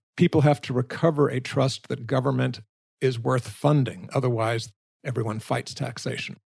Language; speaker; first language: English; native; English